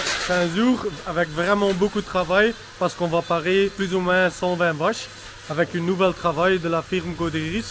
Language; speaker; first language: French; non-native, local second language; Dutch